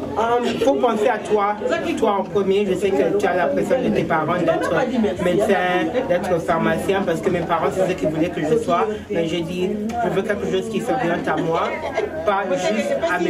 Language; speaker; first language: French; early bilingual, other home language; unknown